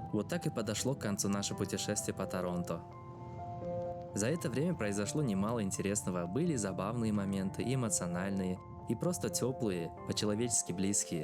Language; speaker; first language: Russian; native; Russian